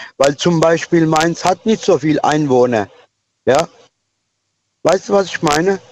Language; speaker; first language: German; non-native, fluent; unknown